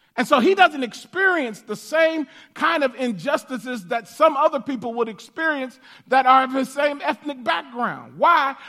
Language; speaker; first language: English; native; English